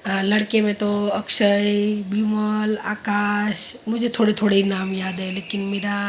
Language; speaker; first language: Hindi; non-native, local second language; Gujarati